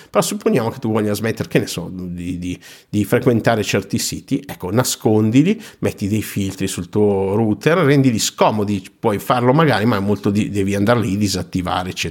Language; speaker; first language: Italian; native; Italian